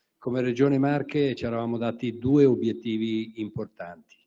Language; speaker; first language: Italian; native; Italian